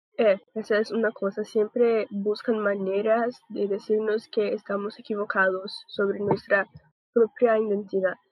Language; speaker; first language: Spanish; non-native, learner; Portuguese